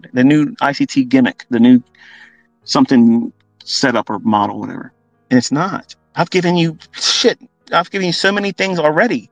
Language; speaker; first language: English; native; English